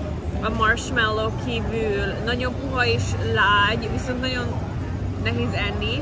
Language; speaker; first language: Hungarian; early bilingual, heritage; Hungarian